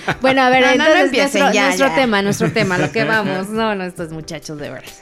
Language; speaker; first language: Spanish; native; Spanish